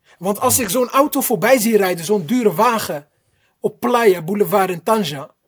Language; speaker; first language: Dutch; early bilingual, other home language; Arabic